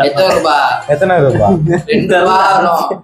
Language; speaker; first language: Tamil; native; Tamil